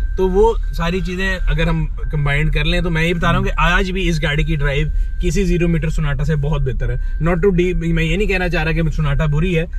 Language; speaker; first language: Urdu; non-native, local second language; Punjabi